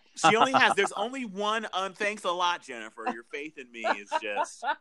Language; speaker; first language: English; native; English